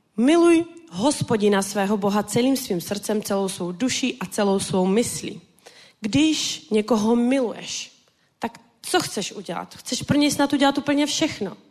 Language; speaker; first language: Czech; native; Czech